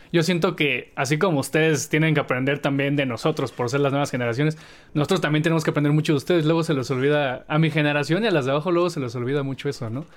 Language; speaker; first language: Spanish; native; Spanish